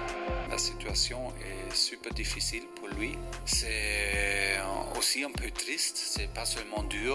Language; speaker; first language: French; non-native, fluent; German